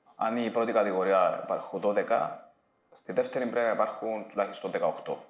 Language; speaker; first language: Greek; native; Greek